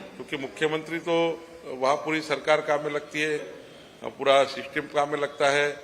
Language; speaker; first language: Hindi; non-native, local second language; Marathi